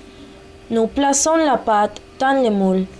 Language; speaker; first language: French; non-native, learner; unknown